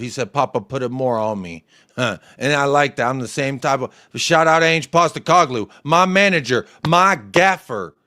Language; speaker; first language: English; native; English